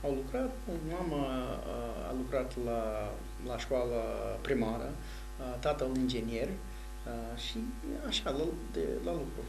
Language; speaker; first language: Romanian; non-native, fluent; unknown